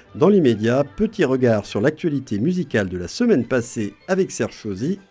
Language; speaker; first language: French; native; French